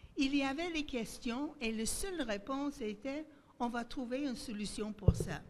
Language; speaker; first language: French; native; French